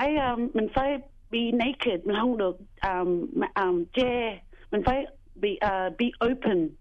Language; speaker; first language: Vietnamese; early bilingual, heritage; Vietnamese